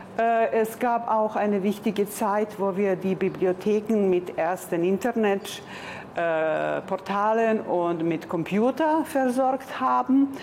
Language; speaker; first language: German; non-native, fluent; Serbian